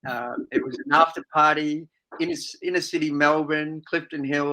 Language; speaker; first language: English; native; English